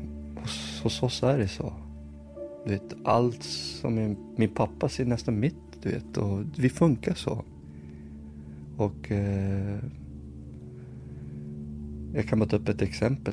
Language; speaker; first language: Swedish; early bilingual, other home language; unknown